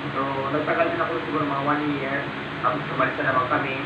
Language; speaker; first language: Filipino; native; Filipino